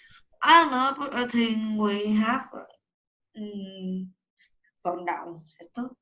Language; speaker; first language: English; non-native, learner; Vietnamese